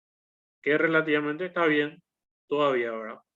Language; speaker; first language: Spanish; native; Spanish